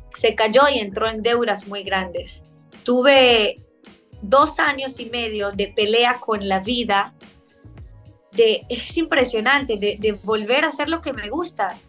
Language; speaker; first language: Spanish; non-native, fluent; Hebrew